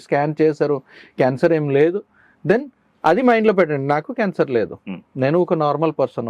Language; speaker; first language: Telugu; non-native, learner; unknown